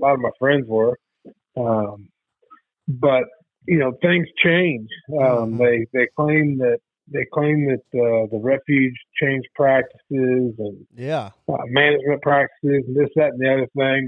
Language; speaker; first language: English; native; English